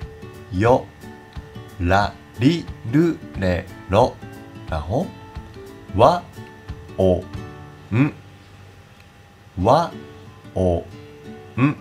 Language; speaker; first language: Japanese; native; Japanese